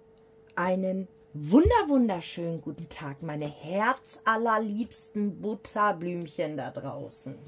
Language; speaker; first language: German; native; German